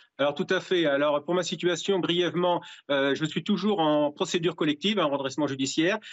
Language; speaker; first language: French; native; French